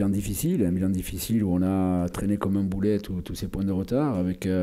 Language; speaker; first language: French; native; French